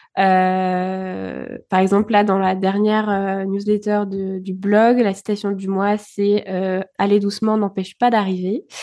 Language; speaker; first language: French; early bilingual, other home language; Bulgarian